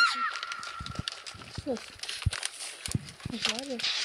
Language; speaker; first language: German; native; German